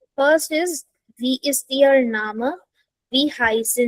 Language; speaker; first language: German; non-native, fluent; Hindi